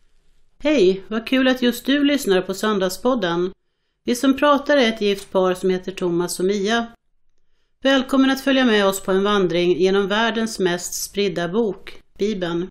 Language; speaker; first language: Swedish; native; Swedish